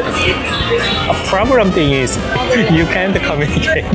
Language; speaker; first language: English; non-native, learner; Korean